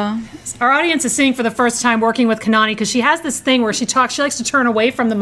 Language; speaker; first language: English; native; English